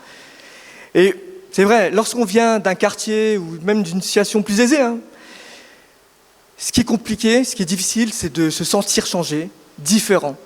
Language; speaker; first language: French; native; French